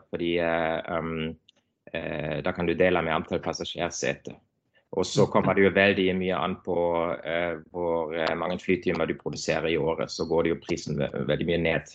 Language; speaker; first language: Norwegian; non-native, fluent; German